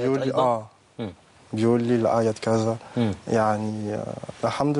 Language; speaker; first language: Arabic; non-native, learner; French